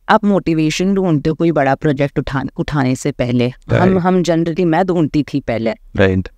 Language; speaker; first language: Hindi; native; Hindi